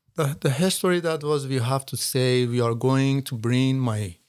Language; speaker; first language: English; non-native, learner; Persian